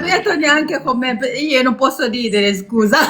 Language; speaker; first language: Italian; non-native, learner; Albanian